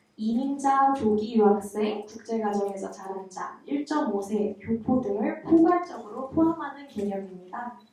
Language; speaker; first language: Korean; native; Korean